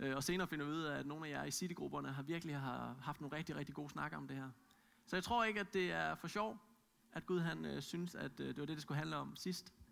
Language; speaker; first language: Danish; native; Danish